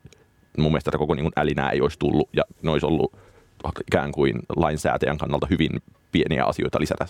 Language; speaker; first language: Finnish; native; Finnish